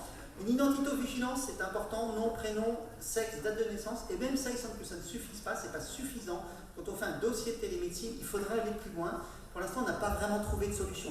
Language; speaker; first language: French; native; French